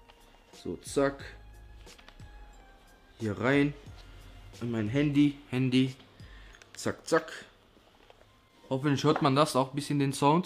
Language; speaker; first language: German; native; German